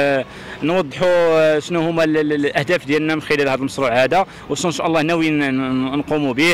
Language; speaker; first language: Arabic; native; Arabic